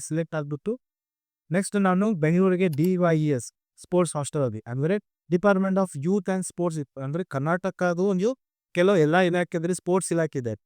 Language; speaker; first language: Kannada; non-native, local second language; Lambadi